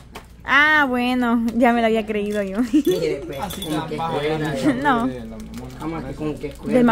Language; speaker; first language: Spanish; native; Spanish